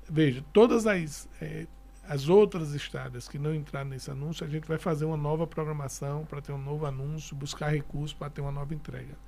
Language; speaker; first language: Portuguese; native; Portuguese